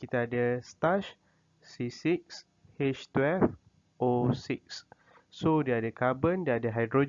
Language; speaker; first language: Malay; native; Malay